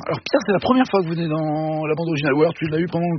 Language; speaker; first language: French; native; French